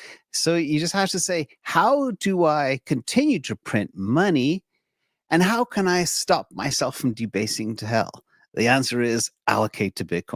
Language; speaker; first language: English; native; English